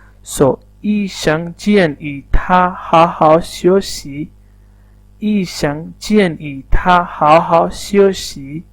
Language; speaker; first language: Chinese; non-native, fluent; Urdu